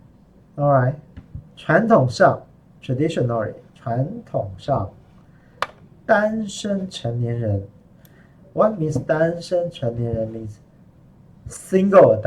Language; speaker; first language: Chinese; non-native, fluent; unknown